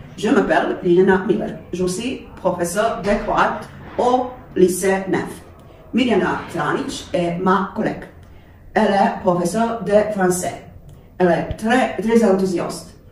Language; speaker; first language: French; non-native, fluent; Croatian